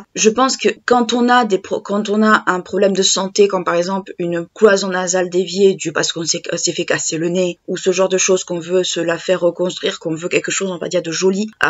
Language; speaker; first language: French; native; French